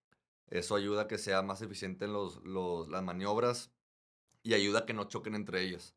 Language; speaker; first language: Spanish; native; Spanish